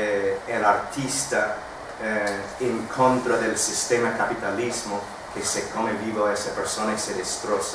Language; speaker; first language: Spanish; non-native, fluent; English